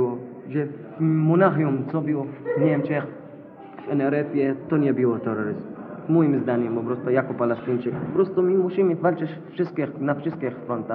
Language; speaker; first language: Polish; non-native, learner; Arabic